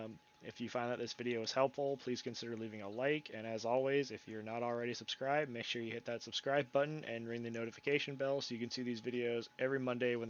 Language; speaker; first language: English; native; English